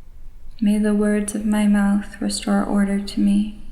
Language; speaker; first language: English; native; English